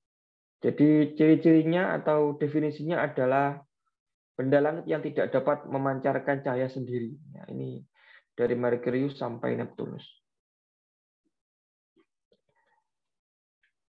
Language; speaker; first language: Indonesian; native; Indonesian